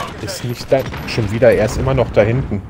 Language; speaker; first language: German; native; German